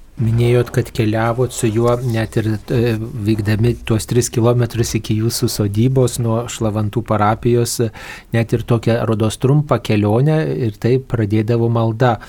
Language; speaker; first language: Lithuanian; native; Lithuanian